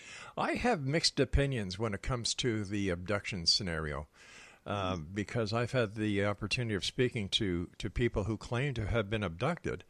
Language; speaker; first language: English; native; English